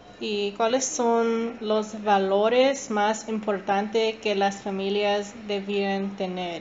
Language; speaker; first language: Spanish; non-native, learner; English